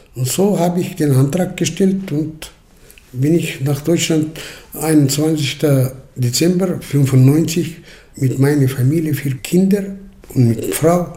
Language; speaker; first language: German; early bilingual, heritage; German